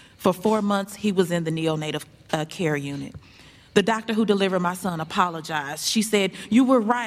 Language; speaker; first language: English; native; English